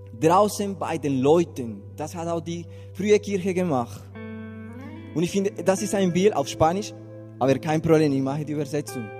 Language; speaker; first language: German; non-native, learner; Spanish